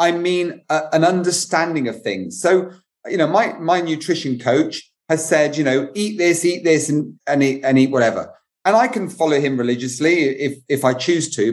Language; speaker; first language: English; native; English